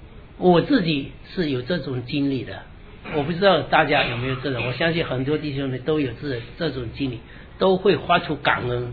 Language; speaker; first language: Chinese; native; Chinese